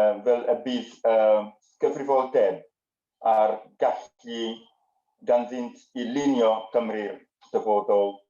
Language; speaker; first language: Welsh; non-native, learner; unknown